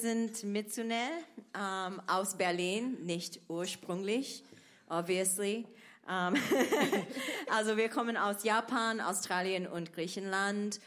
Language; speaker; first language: German; non-native, fluent; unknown